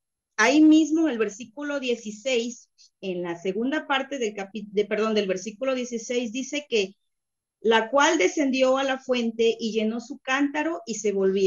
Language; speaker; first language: Spanish; native; Spanish